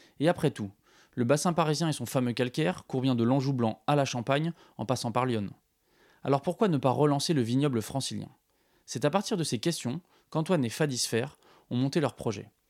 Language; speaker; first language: French; native; French